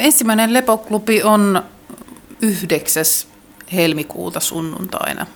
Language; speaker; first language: Finnish; native; Finnish